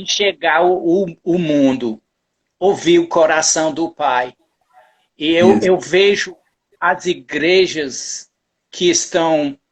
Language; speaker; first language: Portuguese; non-native, fluent; English